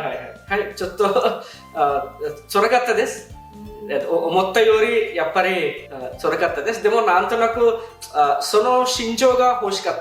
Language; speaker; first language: Japanese; non-native, fluent; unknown